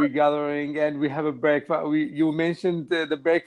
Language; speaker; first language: English; non-native, learner; Arabic